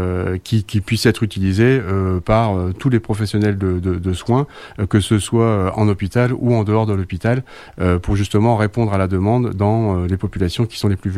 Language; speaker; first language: French; native; French